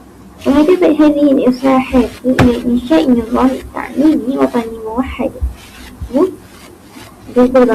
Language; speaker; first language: Arabic; non-native, learner; Malay